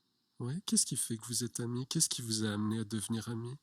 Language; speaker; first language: French; native; French